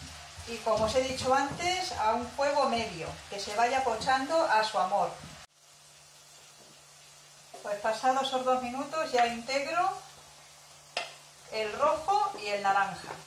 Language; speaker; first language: Spanish; native; Spanish